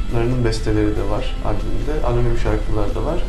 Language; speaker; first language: Turkish; non-native, local second language; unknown